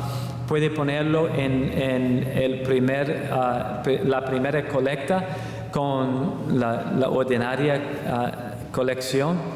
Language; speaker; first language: Spanish; non-native, learner; English